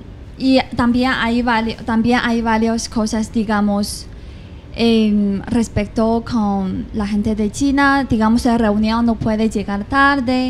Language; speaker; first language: Spanish; non-native, fluent; Chinese